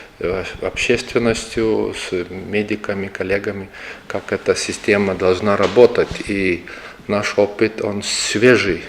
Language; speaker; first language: Russian; non-native, local second language; Lithuanian